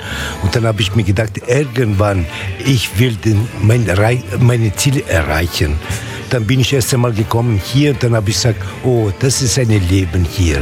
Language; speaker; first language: German; non-native, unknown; Italian